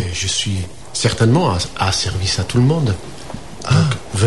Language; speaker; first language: French; non-native, fluent; English